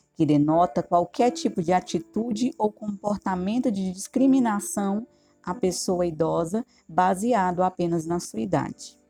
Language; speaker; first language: Portuguese; native; Portuguese